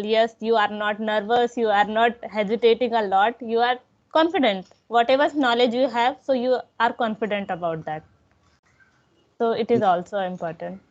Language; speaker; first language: English; non-native, local second language; Hindi